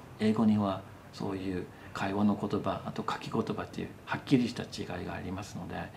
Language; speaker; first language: Japanese; non-native, fluent; English